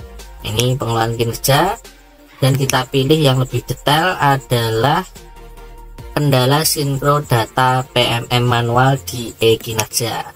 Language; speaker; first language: Indonesian; native; Indonesian